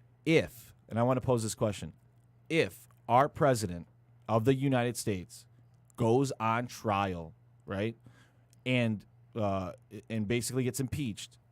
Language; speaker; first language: English; native; English